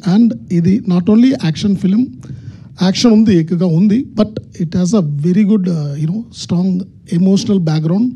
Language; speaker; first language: Telugu; non-native, learner; Tamil